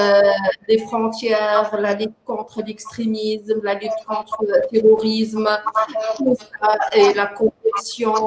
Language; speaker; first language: French; non-native, local second language; Arabic